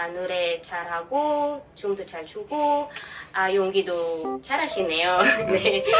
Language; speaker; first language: Korean; non-native, learner; Filipino